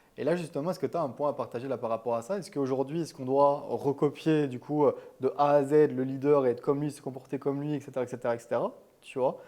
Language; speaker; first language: French; native; French